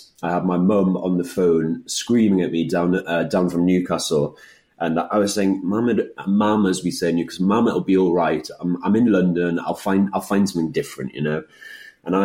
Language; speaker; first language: English; native; English